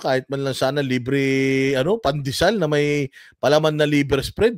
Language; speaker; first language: Filipino; native; Filipino